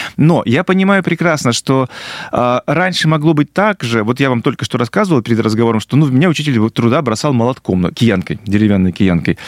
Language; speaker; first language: Russian; native; Russian